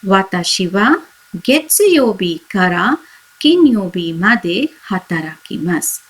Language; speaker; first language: Japanese; non-native, fluent; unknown